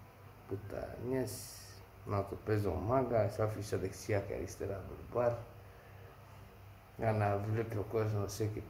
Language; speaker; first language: Greek; non-native, fluent; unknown